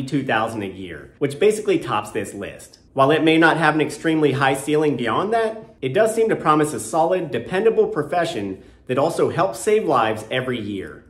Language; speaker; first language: English; native; English